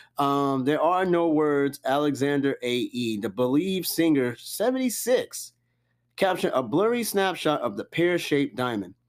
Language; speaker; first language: English; native; English